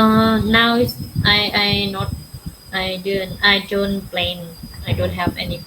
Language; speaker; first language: English; non-native, learner; Vietnamese